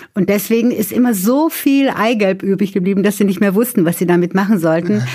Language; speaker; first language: German; native; German